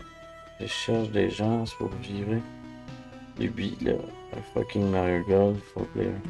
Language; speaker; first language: French; native; French